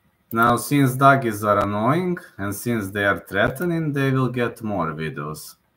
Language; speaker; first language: English; non-native, fluent; Serbian